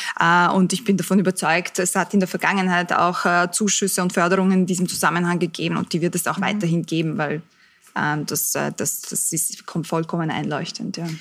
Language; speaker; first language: German; early bilingual, other home language; Bosnian